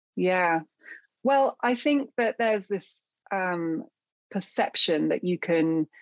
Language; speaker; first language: English; early bilingual, other home language; Akan